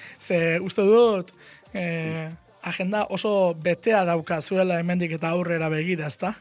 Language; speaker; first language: Basque; native; Basque